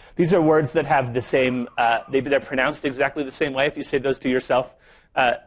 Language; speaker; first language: English; native; English